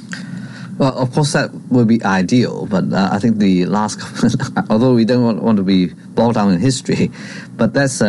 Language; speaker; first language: English; non-native, local second language; Cantonese